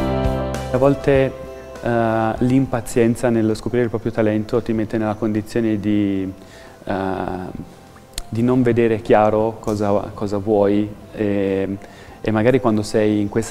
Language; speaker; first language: Italian; native; Italian